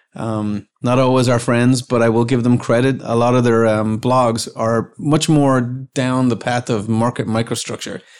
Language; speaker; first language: English; native; English